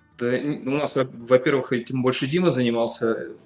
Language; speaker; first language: Russian; native; Russian